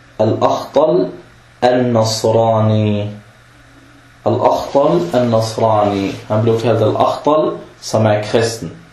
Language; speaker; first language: Danish; early bilingual, other home language; Arabic